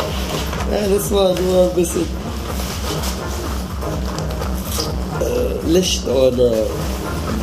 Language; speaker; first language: German; non-native, learner; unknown